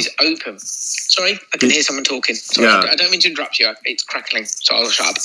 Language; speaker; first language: English; native; English